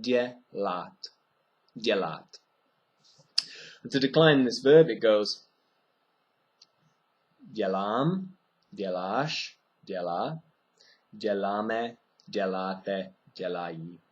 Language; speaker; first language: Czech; non-native, fluent; English